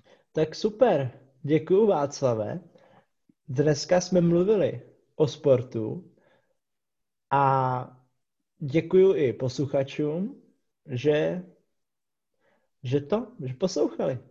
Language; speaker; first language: Czech; non-native, fluent; English